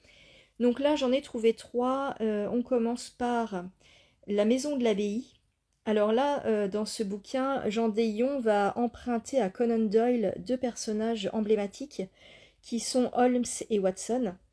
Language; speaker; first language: French; native; French